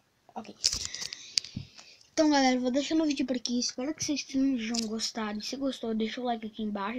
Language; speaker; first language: Portuguese; native; Portuguese